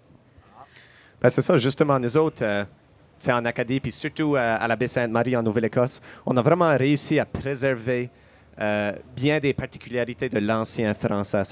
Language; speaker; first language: French; native; French